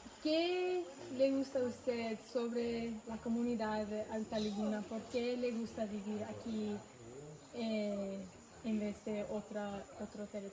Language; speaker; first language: Spanish; non-native, learner; English